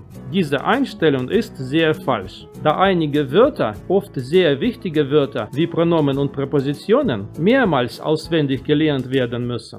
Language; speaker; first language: German; non-native, fluent; Russian